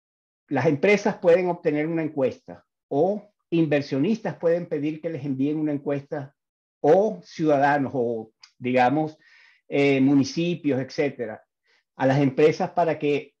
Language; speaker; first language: Spanish; non-native, fluent; Portuguese